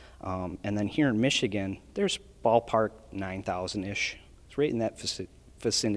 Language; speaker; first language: English; native; English